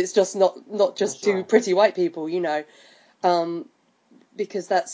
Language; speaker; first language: English; native; English